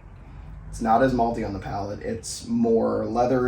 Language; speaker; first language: English; native; English